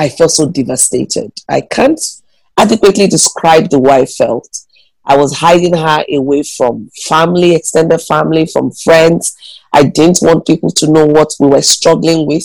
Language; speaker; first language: English; non-native, local second language; Igbo